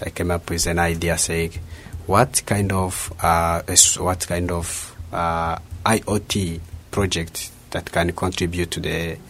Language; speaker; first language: English; non-native, local second language; Kinyarwanda